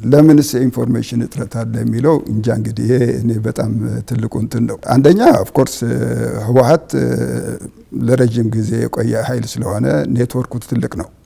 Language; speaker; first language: Amharic; non-native, local second language; Tigrinya